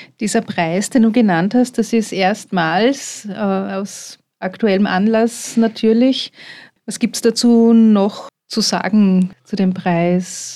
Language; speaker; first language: German; native; German